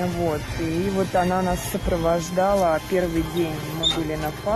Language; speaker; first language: Russian; native; Russian